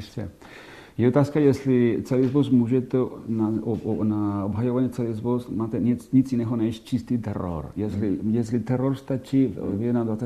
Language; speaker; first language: Czech; non-native, fluent; Catalan